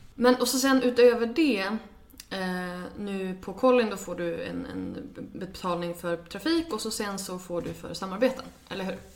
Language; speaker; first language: Swedish; native; Swedish